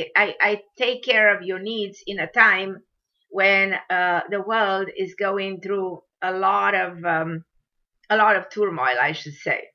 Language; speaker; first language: English; non-native, fluent; Romanian